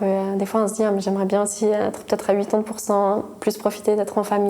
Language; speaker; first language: French; native; French